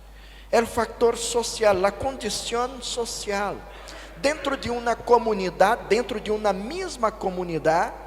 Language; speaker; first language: Spanish; non-native, fluent; Portuguese